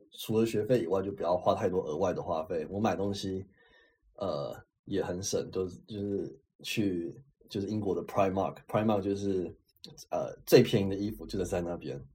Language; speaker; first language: Chinese; native; Chinese